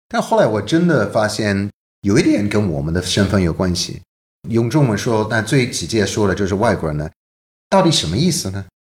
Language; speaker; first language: Chinese; non-native, fluent; English